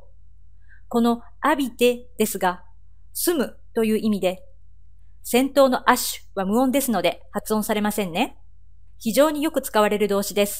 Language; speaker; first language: Japanese; native; Japanese